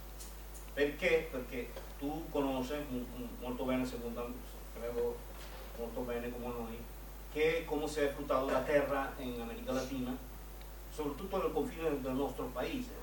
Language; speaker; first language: Italian; non-native, learner; Spanish